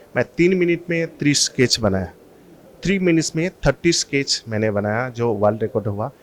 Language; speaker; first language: Hindi; non-native, local second language; Assamese